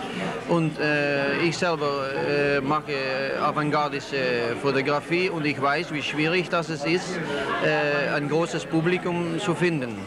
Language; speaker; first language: German; non-native, learner; Dutch